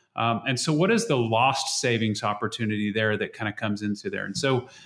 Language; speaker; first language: English; native; English